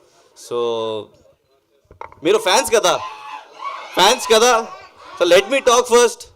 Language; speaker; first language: Telugu; non-native, learner; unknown